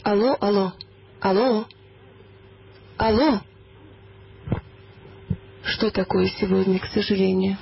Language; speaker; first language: Russian; native; Russian